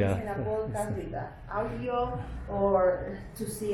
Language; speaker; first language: English; non-native, learner; Spanish